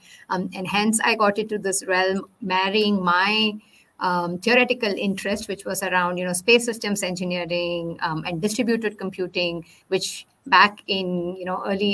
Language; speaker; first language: English; non-native, local second language; Tamil